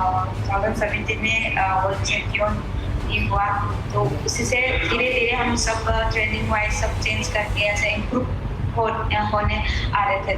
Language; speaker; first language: Hindi; non-native, local second language; Manipuri